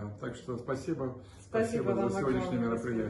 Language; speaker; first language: Russian; native; Russian